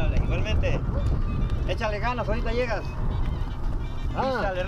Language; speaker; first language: Spanish; native; Spanish